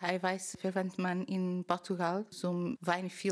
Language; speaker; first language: German; non-native, learner; Portuguese